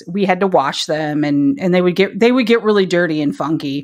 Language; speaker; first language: English; native; English